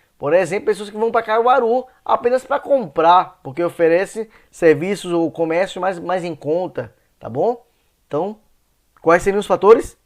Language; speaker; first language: Portuguese; native; Portuguese